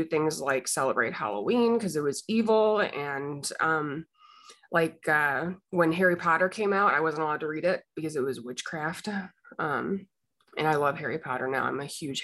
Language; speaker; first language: English; native; English